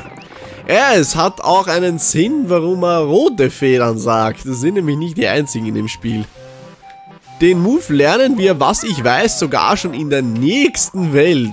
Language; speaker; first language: German; native; German